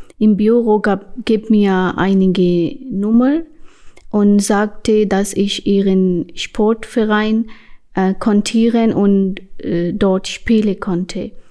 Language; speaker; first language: German; non-native, learner; Urdu